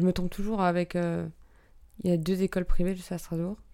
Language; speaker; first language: French; native; French